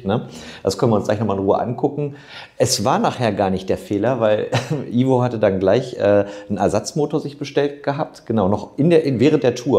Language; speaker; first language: German; native; German